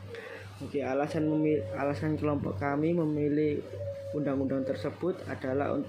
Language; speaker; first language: Indonesian; native; Indonesian